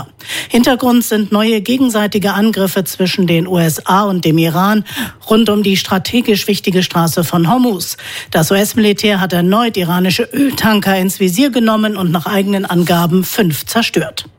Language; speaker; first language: German; native; German